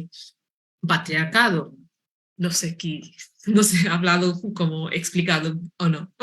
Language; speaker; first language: Spanish; non-native, fluent; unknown